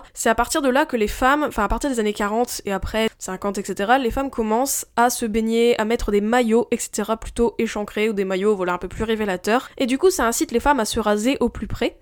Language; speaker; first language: French; native; French